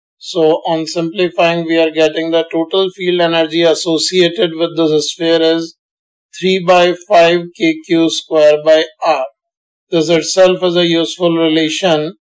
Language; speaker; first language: English; non-native, local second language; Hindi